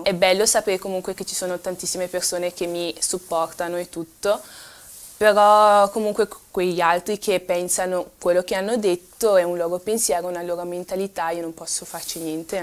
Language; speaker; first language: Italian; early bilingual, other home language; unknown